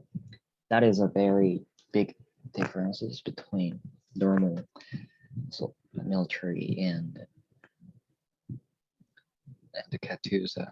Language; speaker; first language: English; non-native, learner; Korean